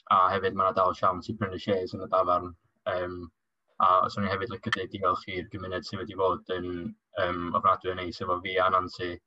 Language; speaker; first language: Welsh; native; Welsh